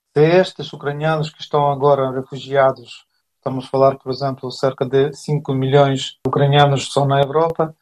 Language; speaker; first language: Portuguese; non-native, fluent; Ukrainian